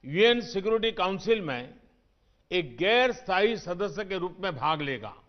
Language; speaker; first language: Hindi; non-native, local second language; Gujarati